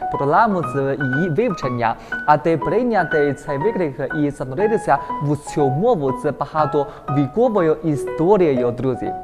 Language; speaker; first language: Ukrainian; non-native, fluent; Chinese